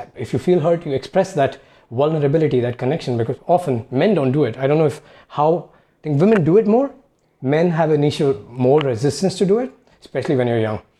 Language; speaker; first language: English; non-native, local second language; Hindi